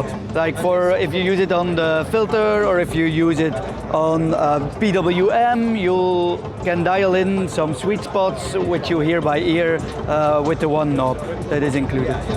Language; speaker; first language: English; non-native, fluent; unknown